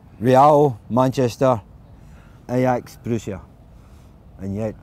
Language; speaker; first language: German; non-native, learner; English